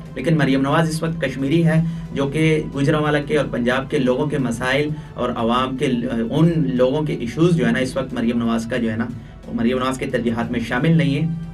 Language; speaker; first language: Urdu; non-native, local second language; Punjabi